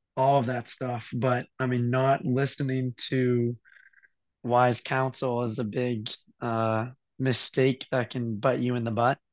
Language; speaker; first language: English; native; English